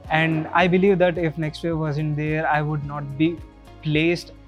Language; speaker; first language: English; non-native, local second language; Telugu